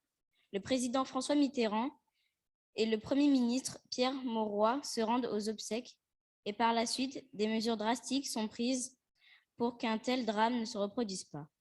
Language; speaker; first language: French; native; French